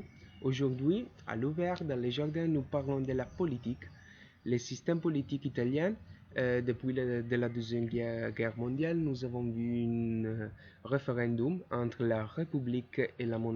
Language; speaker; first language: French; non-native, learner; Italian